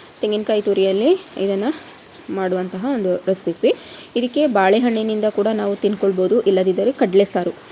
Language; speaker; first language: Kannada; non-native, local second language; Kodava